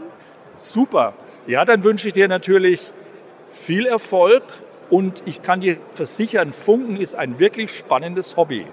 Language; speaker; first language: German; native; German